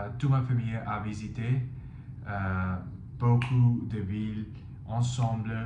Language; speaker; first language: French; non-native, fluent; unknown